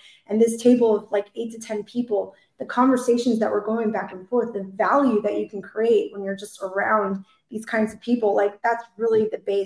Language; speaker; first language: English; native; English